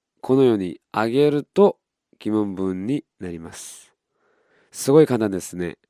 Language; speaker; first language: Japanese; non-native, fluent; Korean